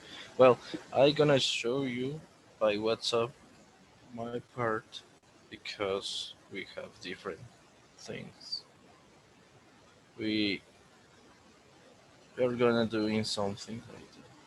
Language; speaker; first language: English; non-native, learner; Spanish